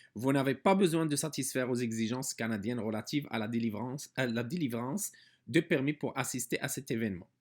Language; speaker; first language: French; non-native, local second language; Arabic